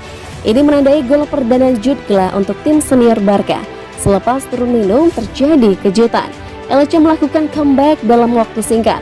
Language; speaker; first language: Indonesian; native; Indonesian